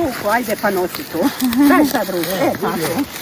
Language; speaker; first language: Bosnian; native; Bosnian